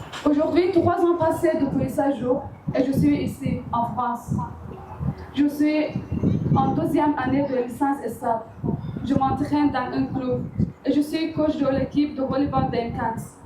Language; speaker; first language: French; non-native, learner; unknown